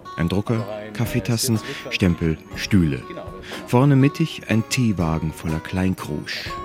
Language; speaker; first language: German; native; German